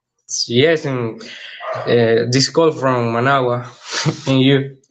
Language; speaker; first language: English; non-native, learner; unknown